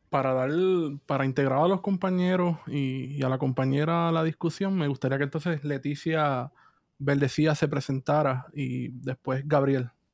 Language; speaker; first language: Spanish; native; Spanish